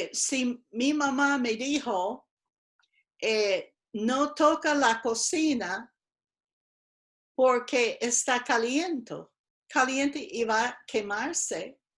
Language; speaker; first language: Spanish; non-native, fluent; English